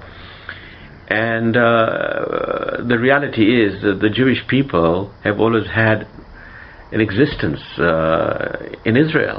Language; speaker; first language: English; non-native, local second language; Gujarati